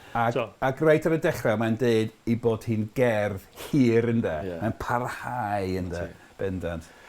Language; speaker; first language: Welsh; non-native, fluent; English